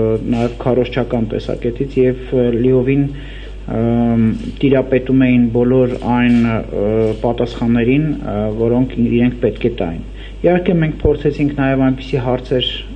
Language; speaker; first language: Armenian; native; Armenian